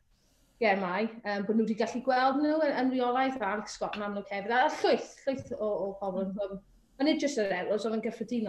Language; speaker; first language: Welsh; native; Welsh